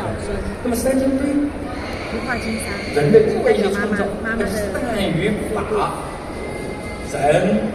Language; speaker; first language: Chinese; native; Chinese